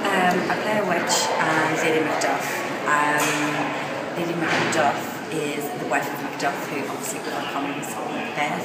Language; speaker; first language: English; native; English